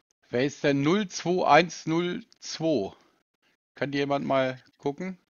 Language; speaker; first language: German; native; German